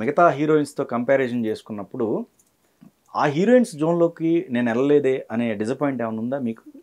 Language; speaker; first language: Telugu; native; Telugu